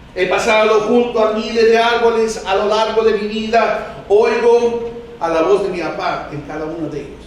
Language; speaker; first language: Spanish; early bilingual, heritage; Spanish